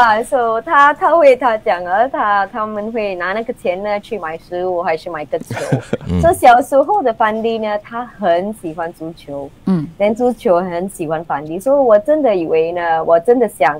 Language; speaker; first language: Chinese; non-native, local second language; English